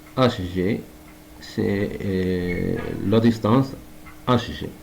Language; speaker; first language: French; non-native, local second language; Arabic